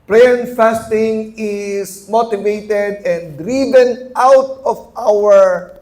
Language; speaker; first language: English; non-native, local second language; Filipino